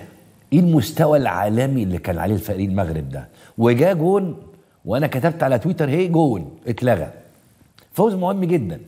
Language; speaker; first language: Arabic; native; Arabic